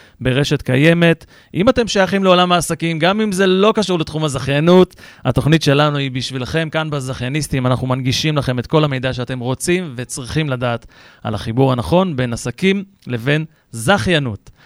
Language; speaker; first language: Hebrew; native; Hebrew